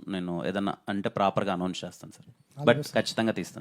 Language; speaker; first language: Telugu; native; Telugu